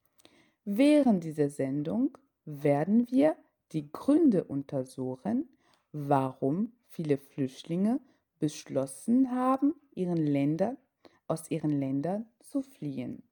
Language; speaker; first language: German; non-native, fluent; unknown